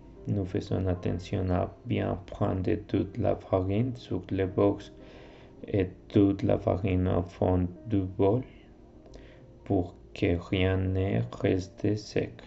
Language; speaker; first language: French; non-native, learner; Spanish